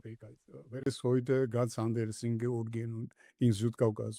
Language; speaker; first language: German; non-native, learner; Georgian